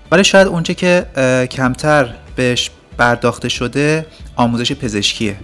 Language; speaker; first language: Persian; native; Persian